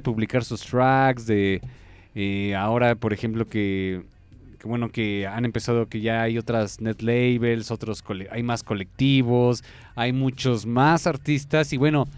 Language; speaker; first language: Spanish; native; Spanish